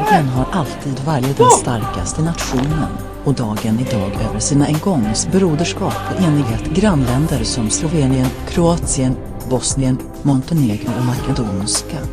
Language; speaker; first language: Swedish; non-native, learner; Croatian